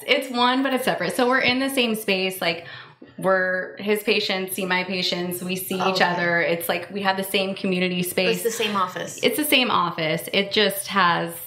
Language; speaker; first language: English; native; English